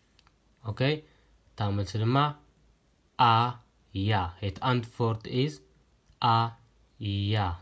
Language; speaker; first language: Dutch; non-native, fluent; Tigrinya